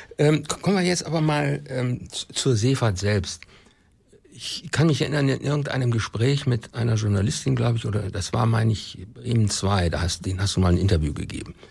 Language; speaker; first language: German; native; German